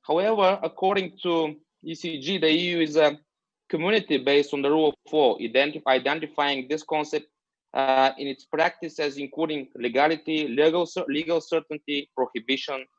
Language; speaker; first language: English; non-native, fluent; Bulgarian